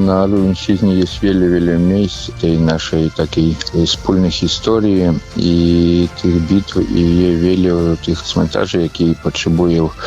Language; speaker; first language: Polish; non-native, fluent; Ukrainian